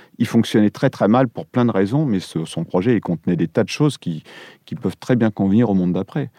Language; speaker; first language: French; native; French